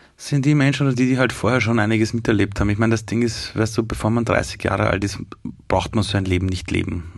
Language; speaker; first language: German; early bilingual, other home language; Persian